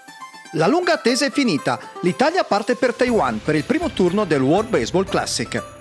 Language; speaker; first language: Italian; native; Italian